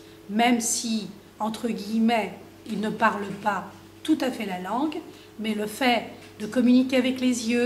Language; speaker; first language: French; non-native, fluent; Greek